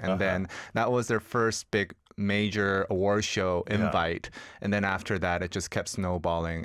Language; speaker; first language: English; early bilingual, other home language; Korean